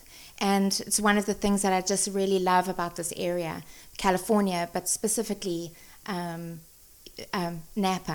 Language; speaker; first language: English; native; English